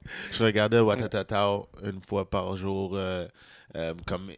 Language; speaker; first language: French; native; French